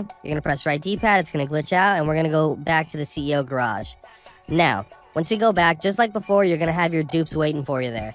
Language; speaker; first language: English; native; English